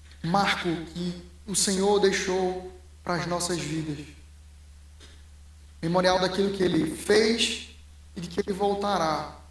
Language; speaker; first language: Portuguese; native; Portuguese